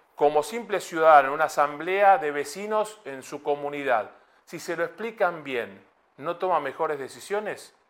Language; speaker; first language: Spanish; native; Spanish